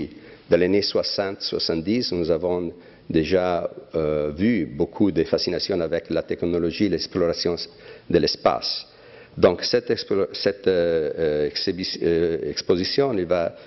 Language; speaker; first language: French; non-native, fluent; Italian